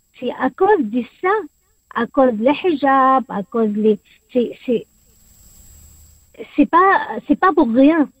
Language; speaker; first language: French; non-native, learner; Arabic